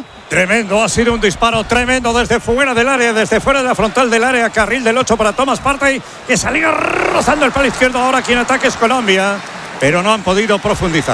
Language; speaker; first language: Spanish; native; Spanish